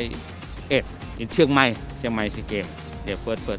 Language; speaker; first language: English; non-native, learner; Thai